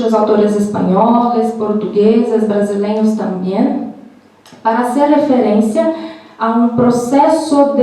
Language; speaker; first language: Spanish; non-native, learner; Portuguese